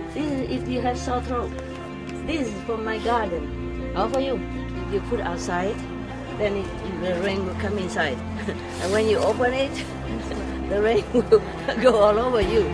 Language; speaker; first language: English; non-native, fluent; Vietnamese